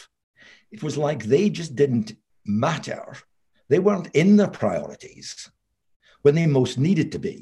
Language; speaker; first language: English; native; English